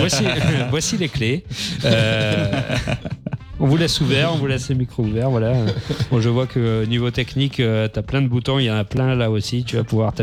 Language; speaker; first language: French; native; French